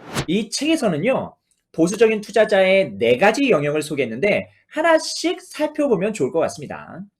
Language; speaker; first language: Korean; native; Korean